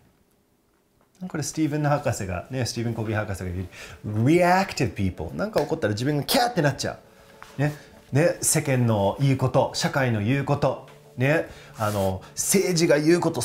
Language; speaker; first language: Japanese; non-native, fluent; English